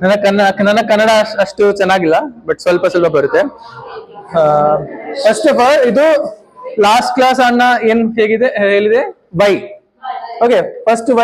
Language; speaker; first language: Kannada; non-native, learner; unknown